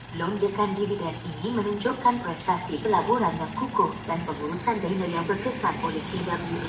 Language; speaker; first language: Malay; native; Malay